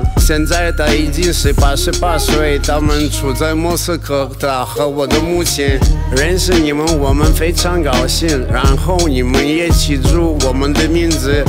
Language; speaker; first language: Chinese; non-native, learner; Russian